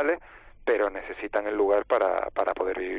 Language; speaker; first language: Spanish; native; Spanish